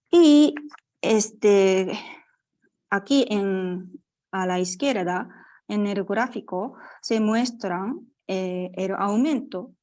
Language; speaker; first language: Spanish; non-native, fluent; Japanese